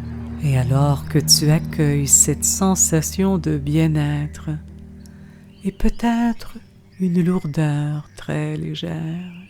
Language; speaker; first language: French; native; French